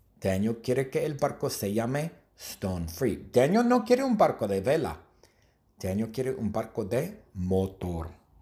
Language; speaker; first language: Spanish; non-native, fluent; English